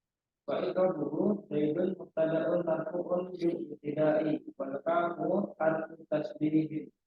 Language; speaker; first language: Arabic; non-native, learner; Indonesian